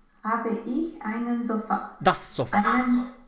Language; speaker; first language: German; non-native, learner; Romanian